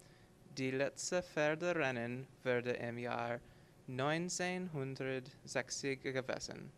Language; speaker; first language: German; non-native, learner; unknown